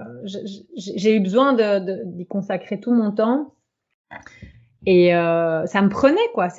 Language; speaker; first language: French; native; French